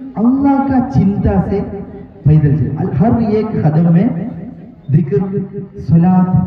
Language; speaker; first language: Hindi; non-native, local second language; Malayalam